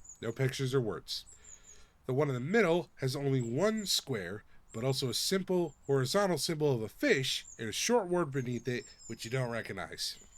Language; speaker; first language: English; native; English